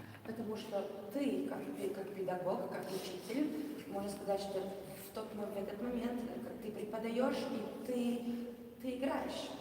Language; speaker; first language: Russian; non-native, fluent; Italian